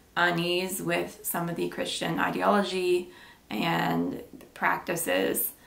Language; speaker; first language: English; native; English